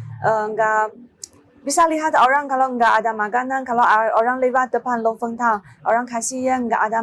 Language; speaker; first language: Indonesian; non-native, learner; Chinese